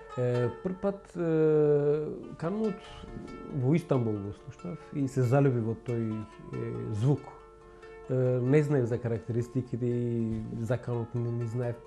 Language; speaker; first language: Macedonian; non-native, local second language; Turkish